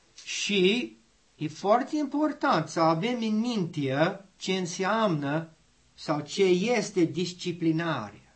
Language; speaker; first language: Romanian; non-native, learner; English